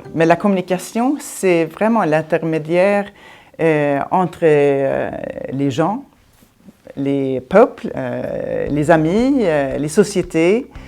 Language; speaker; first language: French; non-native, fluent; Swedish